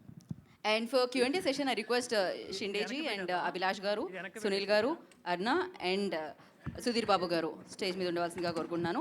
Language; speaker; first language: Telugu; native; Telugu